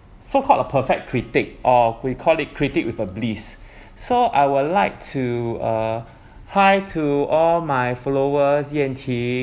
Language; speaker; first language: English; non-native, local second language; Chinese